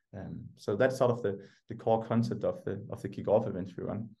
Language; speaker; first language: English; non-native, fluent; Danish